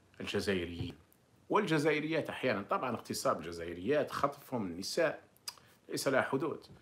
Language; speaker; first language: Arabic; native; Arabic